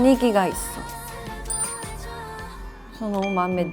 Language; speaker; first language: Korean; non-native, fluent; Chinese